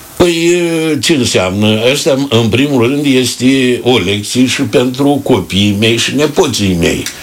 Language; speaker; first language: Romanian; native; Romanian